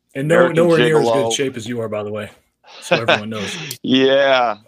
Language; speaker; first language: English; native; English